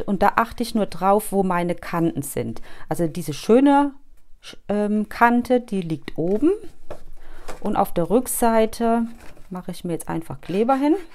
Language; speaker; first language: German; native; German